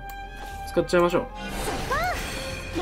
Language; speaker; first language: Japanese; native; Japanese